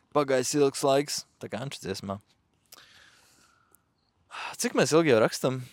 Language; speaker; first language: Latvian; native; Latvian